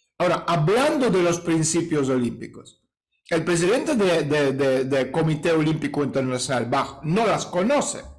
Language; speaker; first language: Spanish; non-native, fluent; Russian